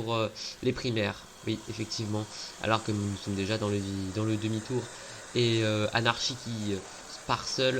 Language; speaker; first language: French; native; French